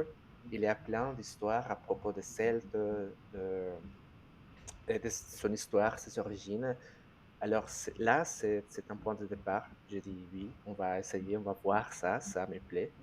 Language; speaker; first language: French; non-native, fluent; Spanish